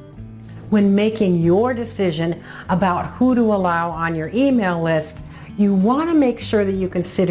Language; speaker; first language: English; native; English